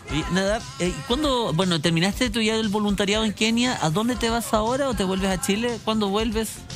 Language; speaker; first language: Spanish; native; Spanish